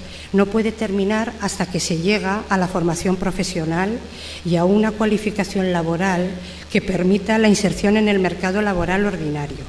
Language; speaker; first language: Spanish; native; Spanish